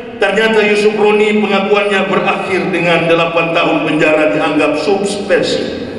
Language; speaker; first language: Indonesian; native; Indonesian